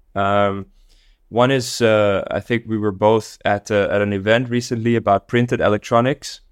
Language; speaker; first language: English; non-native, local second language; Dutch